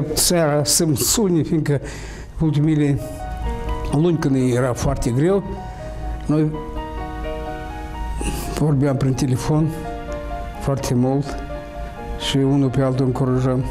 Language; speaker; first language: Romanian; non-native, local second language; Russian